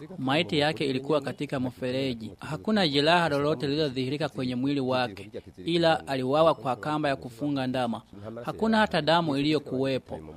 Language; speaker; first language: Swahili; non-native, local second language; Rundi